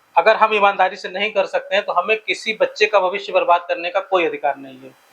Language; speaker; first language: Hindi; native; Hindi